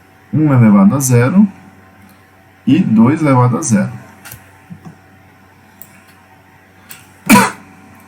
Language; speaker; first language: Portuguese; native; Portuguese